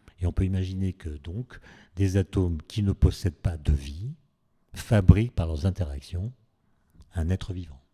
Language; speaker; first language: French; native; French